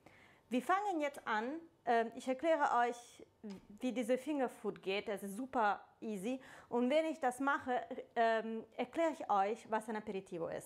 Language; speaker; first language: German; non-native, fluent; Italian